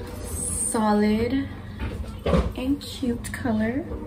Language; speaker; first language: English; early bilingual, other home language; Spanish